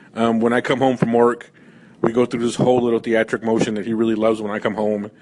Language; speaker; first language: English; native; English